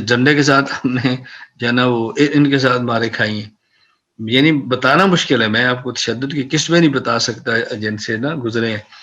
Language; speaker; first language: Urdu; non-native, local second language; Punjabi